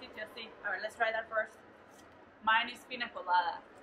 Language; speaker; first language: English; non-native, fluent; Portuguese